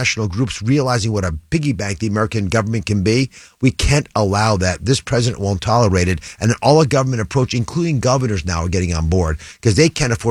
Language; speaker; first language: English; native; English